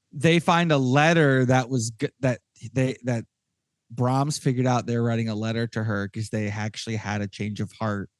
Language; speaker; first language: English; native; English